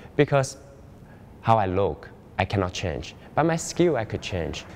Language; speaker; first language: English; non-native, fluent; Chinese